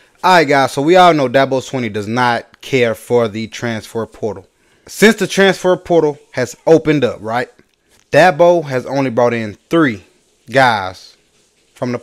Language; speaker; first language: English; native; English